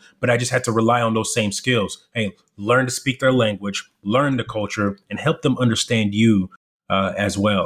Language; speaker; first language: English; early bilingual, other home language; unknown